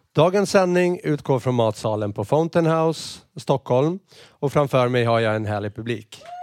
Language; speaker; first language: Swedish; native; Swedish